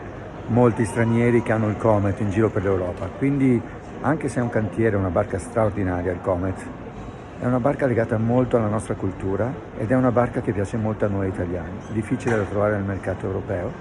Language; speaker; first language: Italian; native; Italian